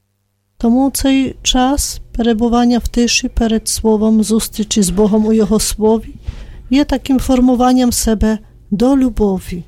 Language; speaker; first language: Ukrainian; non-native, fluent; Polish